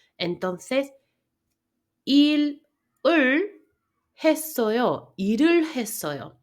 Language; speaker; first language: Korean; non-native, fluent; Spanish